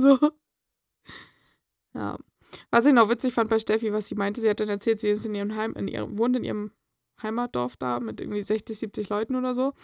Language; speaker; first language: German; native; German